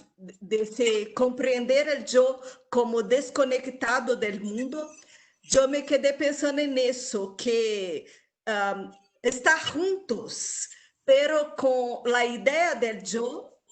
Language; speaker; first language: Spanish; non-native, local second language; Portuguese